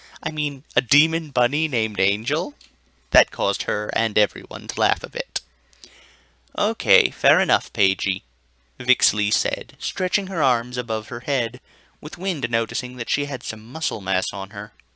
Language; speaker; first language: English; native; English